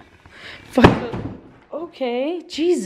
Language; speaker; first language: English; native; English